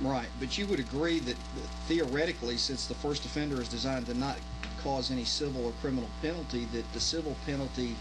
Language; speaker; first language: English; native; English